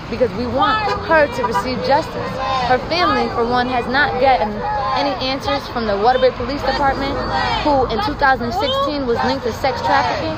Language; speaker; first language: English; native; English